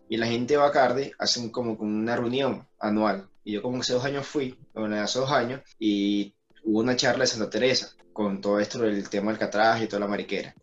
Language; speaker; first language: Spanish; native; Spanish